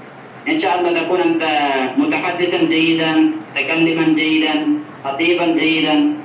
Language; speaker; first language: Arabic; non-native, fluent; Urdu